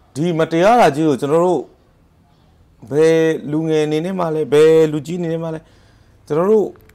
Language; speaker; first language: Burmese; non-native, local second language; Hakha Chin